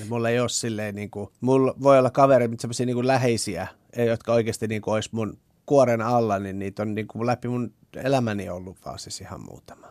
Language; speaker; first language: Finnish; early bilingual, other home language; Persian